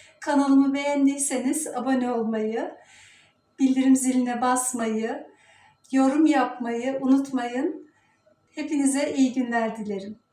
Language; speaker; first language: Turkish; native; Turkish